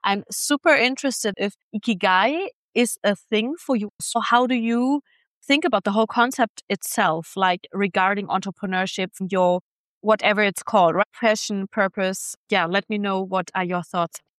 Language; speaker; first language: English; non-native, fluent; German